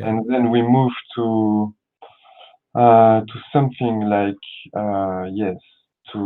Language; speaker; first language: English; non-native, learner; French